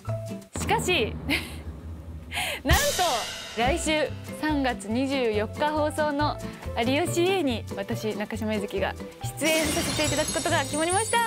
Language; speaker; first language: Japanese; native; Japanese